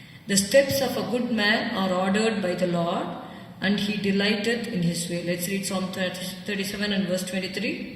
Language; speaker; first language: English; non-native, local second language; Tamil